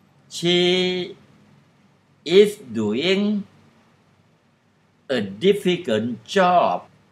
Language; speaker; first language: English; non-native, fluent; Thai